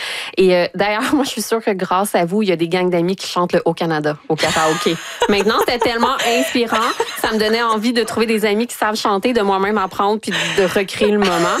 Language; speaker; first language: French; native; French